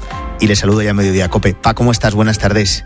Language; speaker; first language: Spanish; native; Spanish